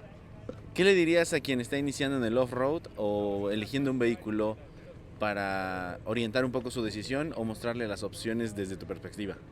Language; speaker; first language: Spanish; native; Spanish